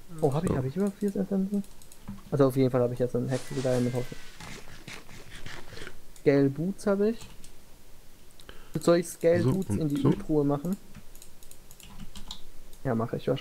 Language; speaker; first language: German; native; German